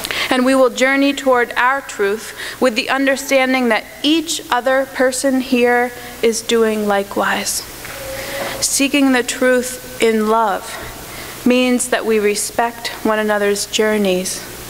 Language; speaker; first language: English; native; English